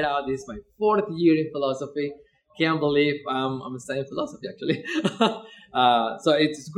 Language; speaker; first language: English; non-native, fluent; Spanish